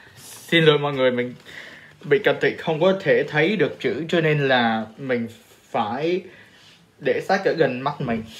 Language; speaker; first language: Vietnamese; early bilingual, heritage; Vietnamese